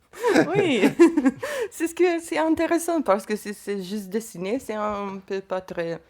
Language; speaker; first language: French; non-native, learner; Lithuanian